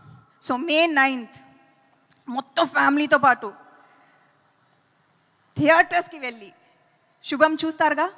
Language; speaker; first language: Telugu; non-native, fluent; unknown